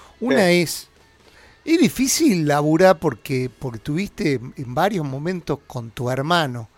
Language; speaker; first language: Spanish; native; Spanish